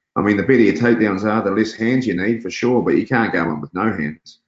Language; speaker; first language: English; native; English